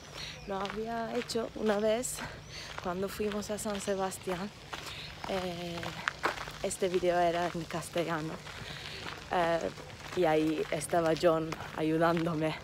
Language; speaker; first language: Spanish; non-native, fluent; Turkish